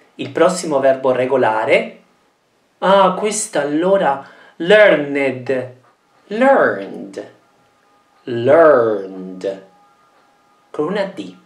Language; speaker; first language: Italian; non-native, fluent; English